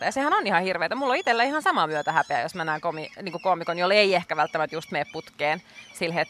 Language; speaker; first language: Finnish; native; Finnish